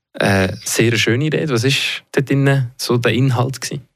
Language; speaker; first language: German; native; German